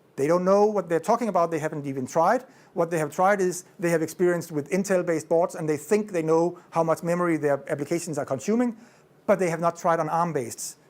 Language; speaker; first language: English; non-native, fluent; Danish